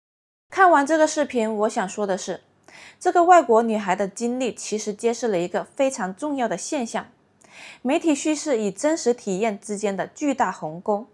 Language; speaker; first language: Chinese; native; Chinese